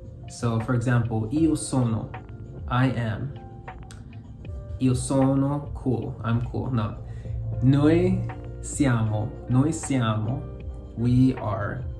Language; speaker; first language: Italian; non-native, learner; English